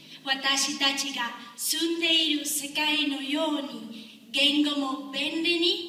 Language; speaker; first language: Japanese; non-native, learner; Spanish